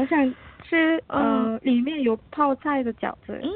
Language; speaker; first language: Chinese; non-native, learner; Korean